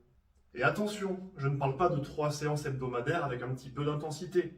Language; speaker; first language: French; native; French